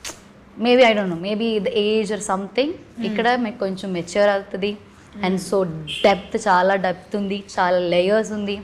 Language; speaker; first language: Telugu; non-native, learner; Malayalam